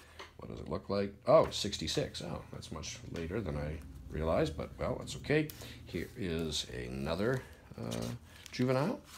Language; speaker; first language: English; native; English